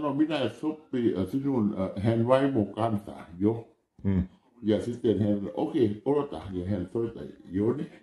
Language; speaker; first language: Finnish; non-native, learner; Thai